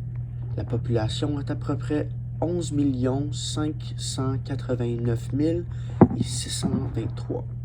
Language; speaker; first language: French; non-native, learner; English